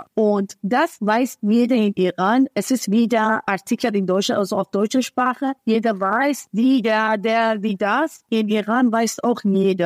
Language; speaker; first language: German; non-native, fluent; Persian